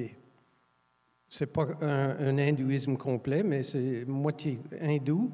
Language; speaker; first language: French; non-native, fluent; English